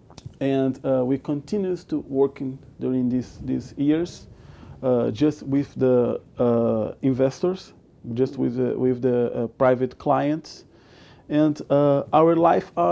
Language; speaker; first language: English; non-native, learner; Portuguese